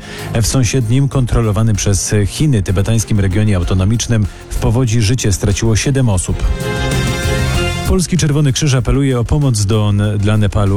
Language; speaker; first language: Polish; native; Polish